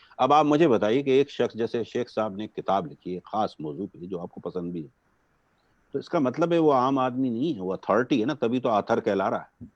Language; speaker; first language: Urdu; non-native, local second language; Gujarati